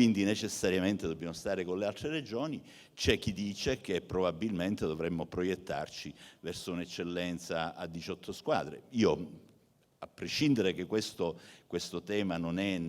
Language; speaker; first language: Italian; native; Italian